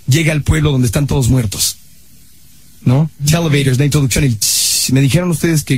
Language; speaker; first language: Spanish; native; Spanish